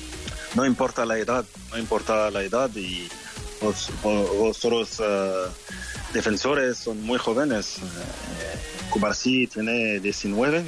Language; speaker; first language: Spanish; non-native, fluent; French